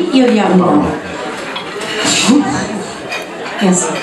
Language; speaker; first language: French; non-native, learner; English